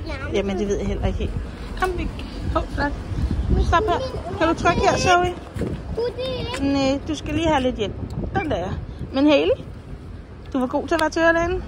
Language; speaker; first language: Danish; native; Danish